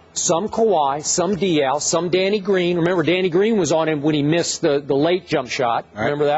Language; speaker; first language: English; native; English